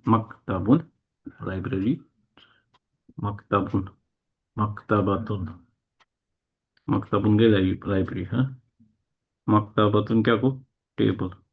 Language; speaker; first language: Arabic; non-native, fluent; Kashmiri